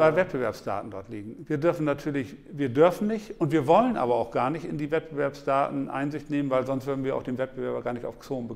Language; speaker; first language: German; native; German